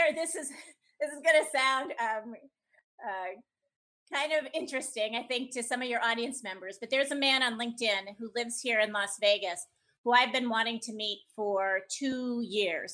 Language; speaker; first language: English; native; English